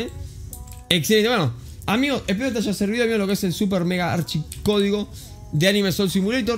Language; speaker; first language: Spanish; native; Spanish